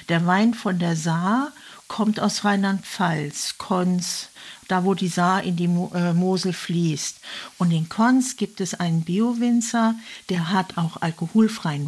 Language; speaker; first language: German; native; German